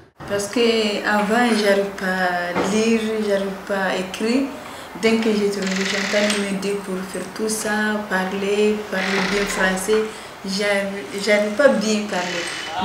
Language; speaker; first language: French; non-native, learner; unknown